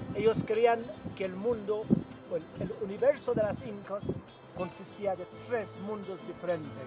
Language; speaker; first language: Spanish; non-native, fluent; Persian